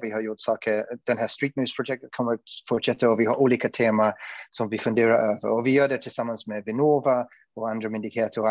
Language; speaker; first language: Swedish; non-native, fluent; English